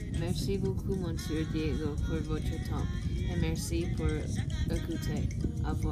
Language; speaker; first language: French; non-native, learner; English